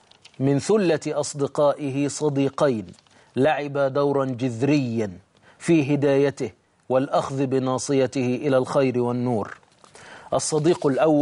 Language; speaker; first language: Arabic; native; Arabic